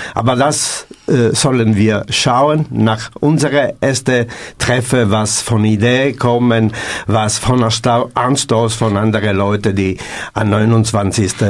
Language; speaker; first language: German; non-native, learner; Italian